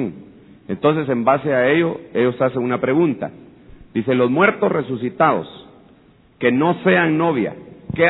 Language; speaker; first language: Spanish; native; Spanish